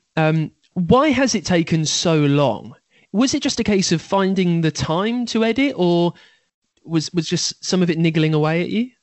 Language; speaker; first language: English; native; English